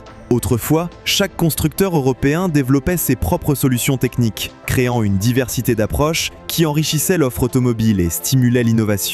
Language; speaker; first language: French; native; French